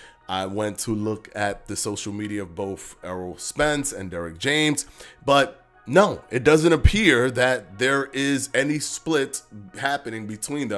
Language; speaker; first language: English; native; English